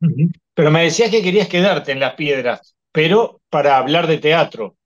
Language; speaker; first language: Spanish; native; Spanish